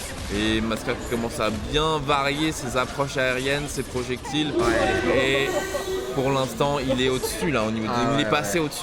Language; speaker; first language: French; native; French